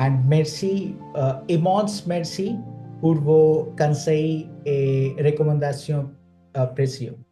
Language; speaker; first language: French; non-native, fluent; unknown